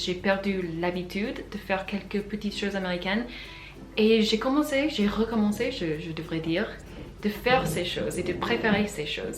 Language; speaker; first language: French; non-native, fluent; English